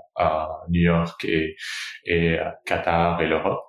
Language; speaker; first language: French; non-native, fluent; Portuguese